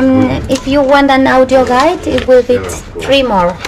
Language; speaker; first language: English; non-native, fluent; Spanish